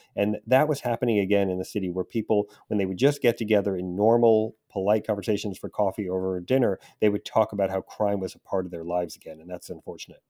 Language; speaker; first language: English; native; English